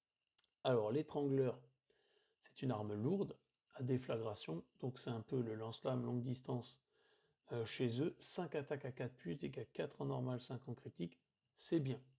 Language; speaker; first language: French; native; French